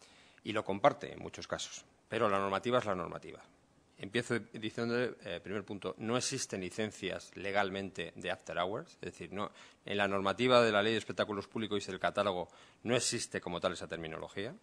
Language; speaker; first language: Spanish; native; Spanish